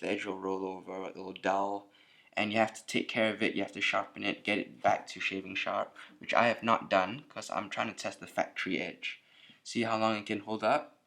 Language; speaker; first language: English; native; English